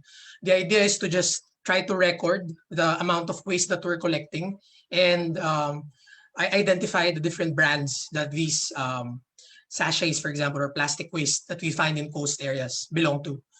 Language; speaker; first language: English; non-native, local second language; Filipino